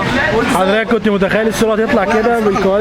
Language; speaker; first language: Arabic; native; Arabic